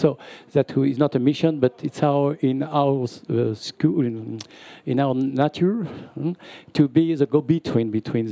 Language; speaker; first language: English; non-native, fluent; French